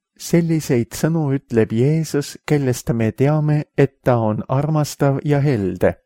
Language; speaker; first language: Estonian; native; Estonian